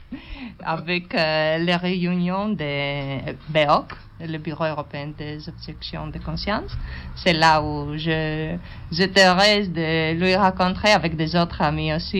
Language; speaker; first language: French; non-native, learner; Greek